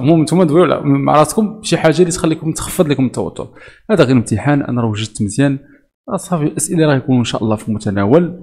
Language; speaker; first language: Arabic; native; Arabic